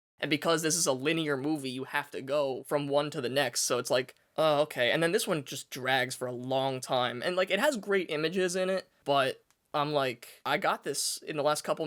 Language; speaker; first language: English; native; English